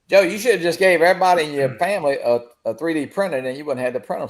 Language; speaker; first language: English; native; English